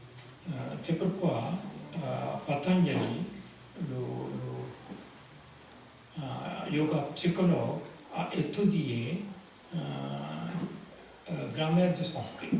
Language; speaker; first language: French; non-native, fluent; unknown